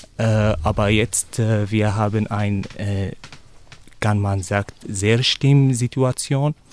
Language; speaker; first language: German; non-native, learner; Arabic